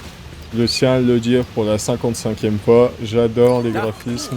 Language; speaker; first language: French; native; French